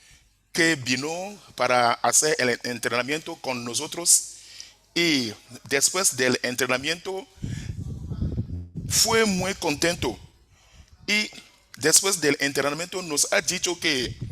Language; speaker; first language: Spanish; non-native, fluent; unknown